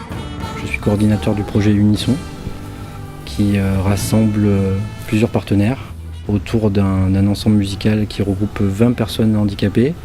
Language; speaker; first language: French; native; French